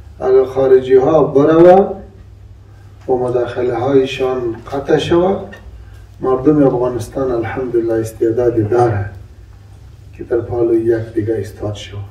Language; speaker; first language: Persian; non-native, local second language; Pashto